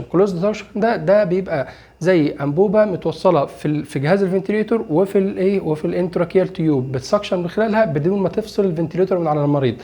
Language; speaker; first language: Arabic; native; Arabic